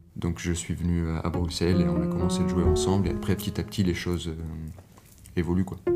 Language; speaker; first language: French; non-native, local second language; Arabic